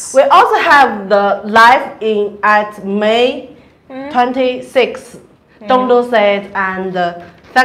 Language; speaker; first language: English; non-native, learner; Chinese